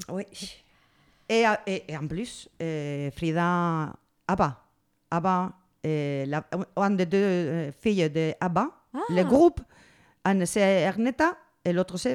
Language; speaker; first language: French; non-native, learner; Spanish